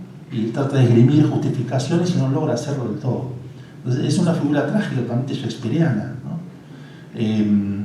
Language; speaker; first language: Spanish; native; Spanish